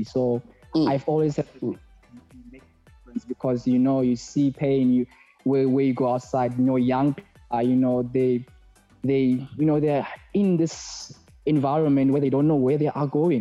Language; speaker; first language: English; non-native, local second language; Tswana